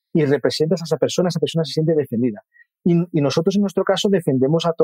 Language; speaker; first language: Spanish; native; Spanish